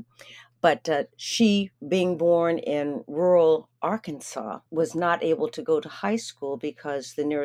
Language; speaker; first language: English; native; English